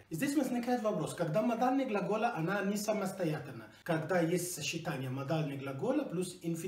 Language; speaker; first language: Russian; non-native, fluent; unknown